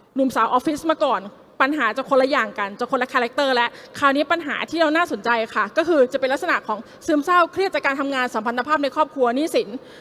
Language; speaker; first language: Thai; native; Thai